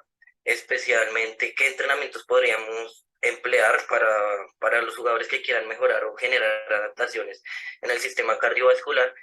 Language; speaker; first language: Spanish; native; Spanish